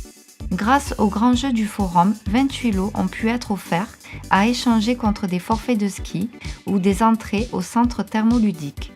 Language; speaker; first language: French; native; French